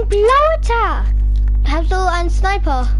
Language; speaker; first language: German; non-native, learner; English